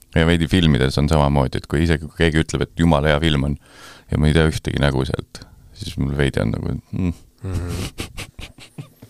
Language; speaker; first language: Estonian; native; Estonian